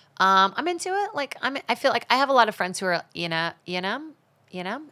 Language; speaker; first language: English; non-native, fluent; Portuguese